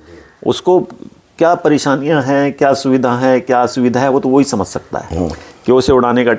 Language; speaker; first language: Hindi; native; Hindi